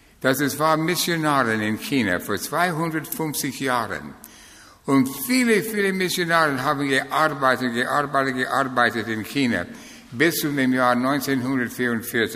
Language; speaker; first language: German; non-native, fluent; English